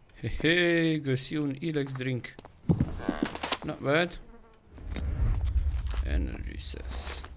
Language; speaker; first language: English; non-native, fluent; Romanian